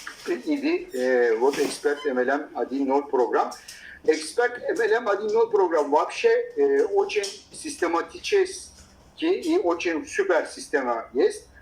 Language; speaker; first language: Russian; non-native, learner; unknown